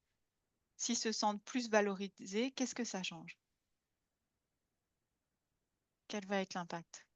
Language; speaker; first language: French; native; French